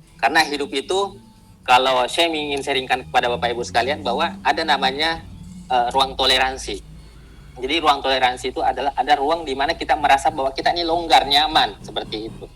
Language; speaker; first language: Indonesian; non-native, local second language; Buginese